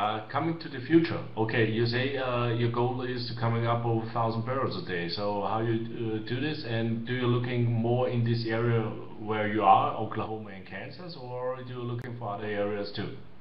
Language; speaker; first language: English; non-native, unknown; German